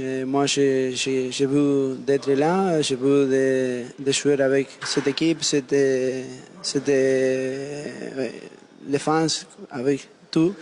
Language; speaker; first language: French; non-native, learner; Spanish